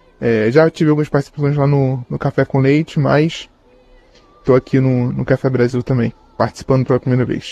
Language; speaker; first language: Portuguese; native; Portuguese